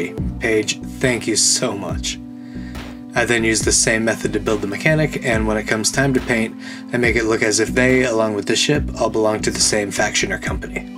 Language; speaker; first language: English; native; English